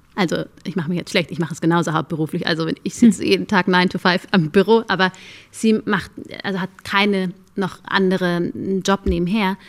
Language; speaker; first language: German; early bilingual, other home language; Amharic